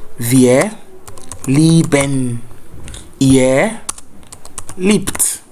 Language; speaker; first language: German; non-native, fluent; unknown